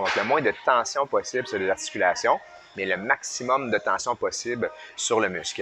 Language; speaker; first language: French; native; French